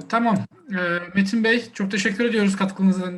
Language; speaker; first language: Turkish; native; Turkish